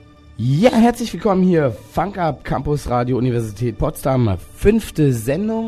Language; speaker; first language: German; native; German